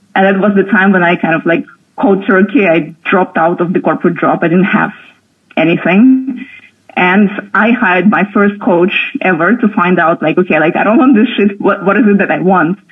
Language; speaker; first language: English; non-native, fluent; Russian